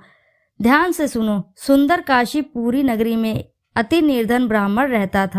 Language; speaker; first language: Hindi; native; Hindi